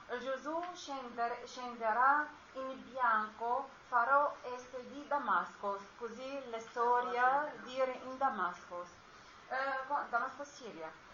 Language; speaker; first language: Italian; non-native, learner; Arabic